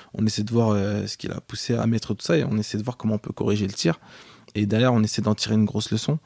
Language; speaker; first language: French; native; French